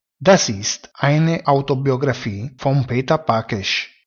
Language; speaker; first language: German; non-native, fluent; Italian